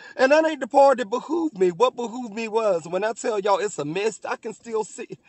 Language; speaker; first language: English; native; English